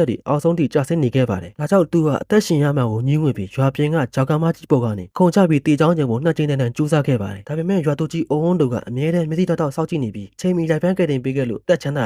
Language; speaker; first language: Burmese; native; Burmese